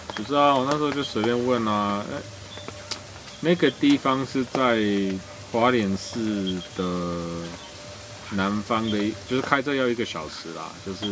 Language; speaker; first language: Chinese; non-native, fluent; English